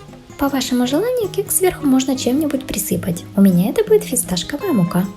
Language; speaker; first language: Russian; native; Russian